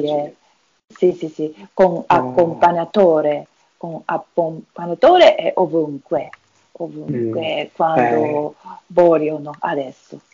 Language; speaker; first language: Italian; non-native, learner; Japanese